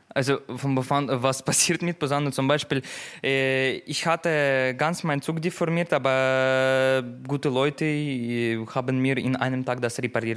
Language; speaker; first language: German; non-native, learner; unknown